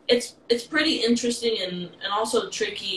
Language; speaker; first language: English; native; English